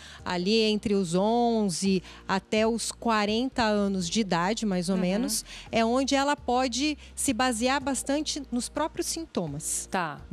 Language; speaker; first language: Portuguese; native; Portuguese